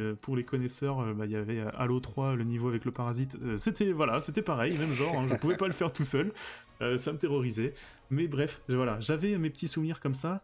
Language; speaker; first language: French; native; French